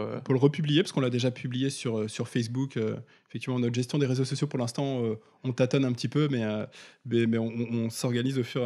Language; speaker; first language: French; native; French